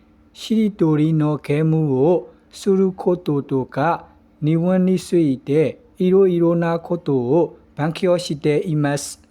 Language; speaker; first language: Japanese; non-native, learner; Burmese